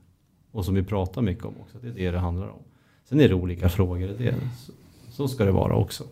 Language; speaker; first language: Swedish; native; Swedish